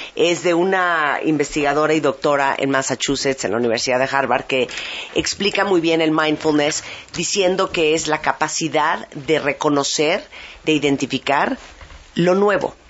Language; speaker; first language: Spanish; native; Spanish